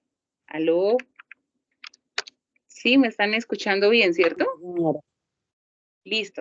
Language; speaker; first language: Spanish; native; Spanish